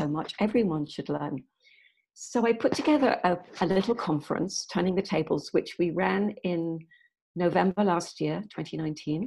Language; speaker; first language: English; native; English